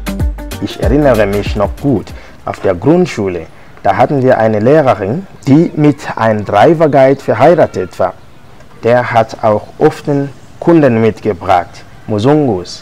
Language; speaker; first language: German; non-native, fluent; Swahili